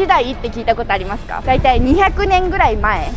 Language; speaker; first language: Japanese; native; Japanese